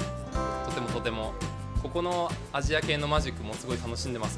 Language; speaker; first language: Japanese; early bilingual, heritage; Japanese